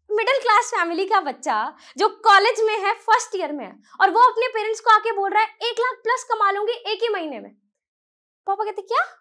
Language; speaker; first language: Hindi; native; Hindi